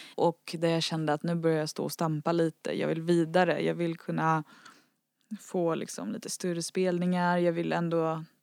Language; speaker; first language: Swedish; native; Swedish